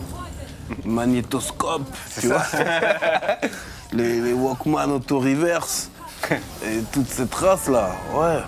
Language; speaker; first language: French; native; French